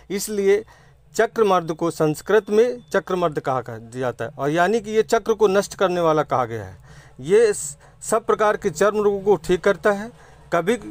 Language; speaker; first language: Hindi; native; Hindi